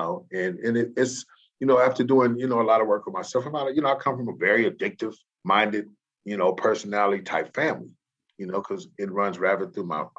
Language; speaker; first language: English; native; English